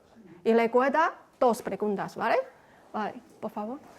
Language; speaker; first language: Spanish; non-native, fluent; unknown